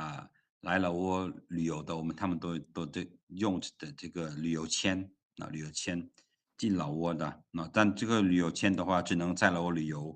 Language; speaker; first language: Chinese; non-native, fluent; Lao